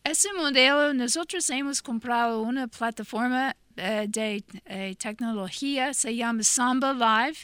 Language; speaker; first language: Spanish; non-native, fluent; English